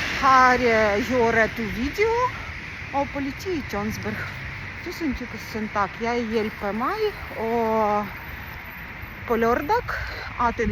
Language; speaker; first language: Norwegian; non-native, learner; Ukrainian